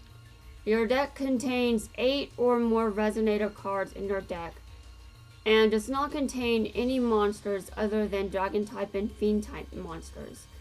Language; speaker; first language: English; native; English